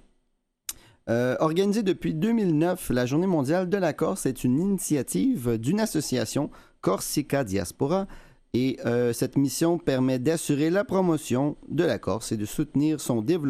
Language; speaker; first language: French; native; French